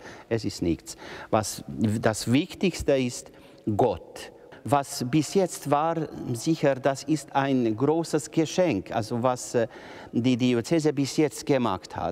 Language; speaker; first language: German; non-native, local second language; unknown